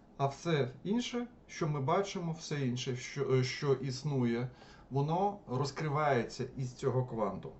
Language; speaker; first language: Ukrainian; non-native, local second language; Russian